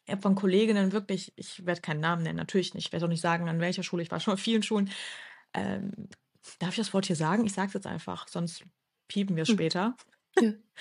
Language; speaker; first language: German; early bilingual, other home language; Turkish